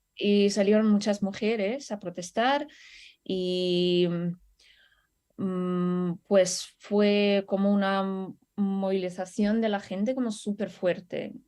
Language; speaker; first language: Spanish; non-native, fluent; Russian